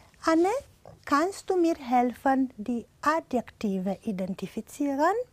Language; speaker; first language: German; non-native, fluent; Romanian